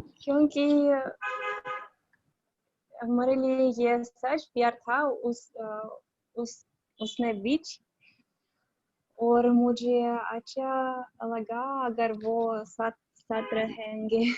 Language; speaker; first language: Hindi; non-native, learner; Russian